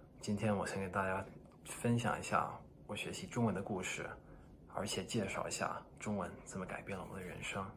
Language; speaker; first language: Chinese; non-native, fluent; English